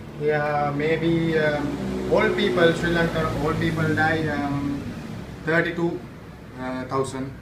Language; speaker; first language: English; non-native, learner; Sinhala